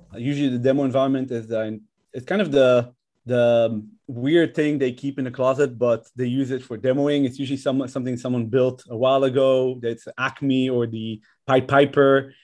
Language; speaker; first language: English; non-native, fluent; Hebrew